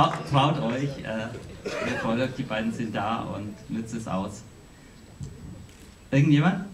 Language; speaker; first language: German; native; German